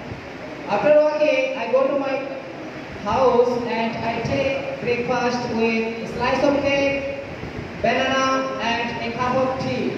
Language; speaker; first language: English; non-native, learner; Bangla